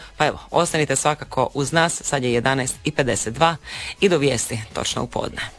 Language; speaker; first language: Croatian; native; Croatian